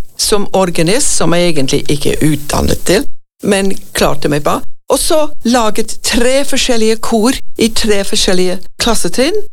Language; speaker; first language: Norwegian; non-native, fluent; English